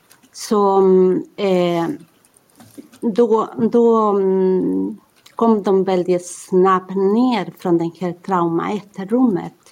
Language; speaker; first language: Swedish; non-native, fluent; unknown